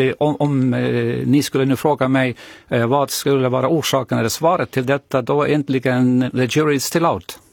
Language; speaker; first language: Swedish; non-native, fluent; Estonian